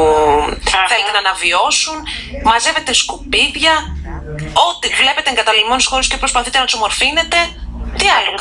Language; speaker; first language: Greek; native; Greek